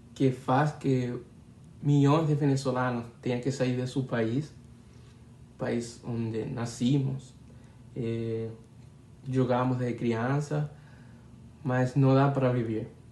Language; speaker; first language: Portuguese; non-native, learner; Spanish